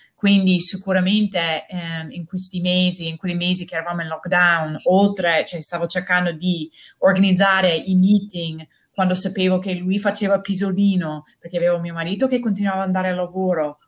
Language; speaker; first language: Italian; non-native, fluent; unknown